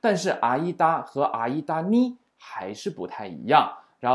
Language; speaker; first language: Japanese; non-native, fluent; Chinese